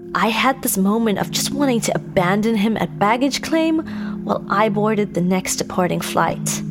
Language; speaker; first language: English; native; English